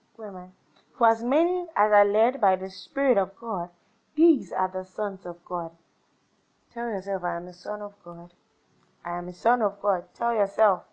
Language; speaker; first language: English; non-native, local second language; Yoruba